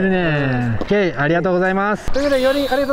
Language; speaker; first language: Japanese; native; Japanese